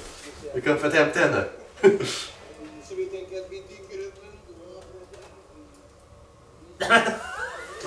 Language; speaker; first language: Swedish; native; Swedish